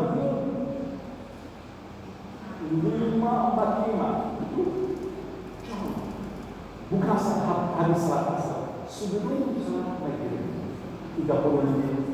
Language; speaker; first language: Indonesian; non-native, learner; Arabic